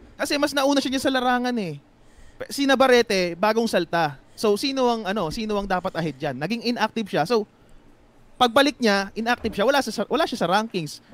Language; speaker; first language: Filipino; native; Filipino